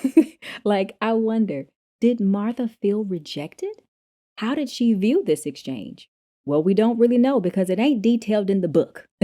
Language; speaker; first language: English; native; English